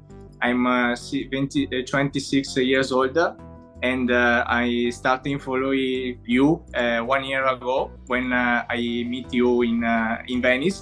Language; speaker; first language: English; non-native, learner; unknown